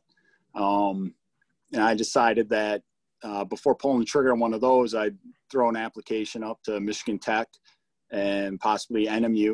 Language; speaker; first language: English; native; English